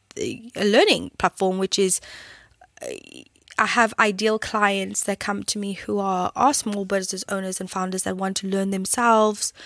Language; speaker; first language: English; native; English